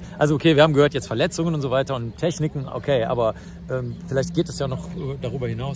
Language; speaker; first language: German; native; German